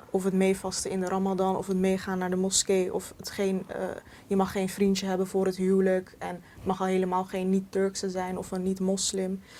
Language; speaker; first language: Dutch; early bilingual, other home language; Turkish